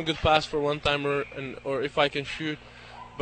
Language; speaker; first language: English; non-native, fluent; Czech